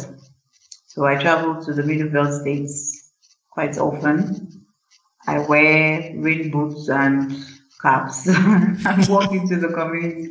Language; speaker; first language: English; non-native, local second language; Yoruba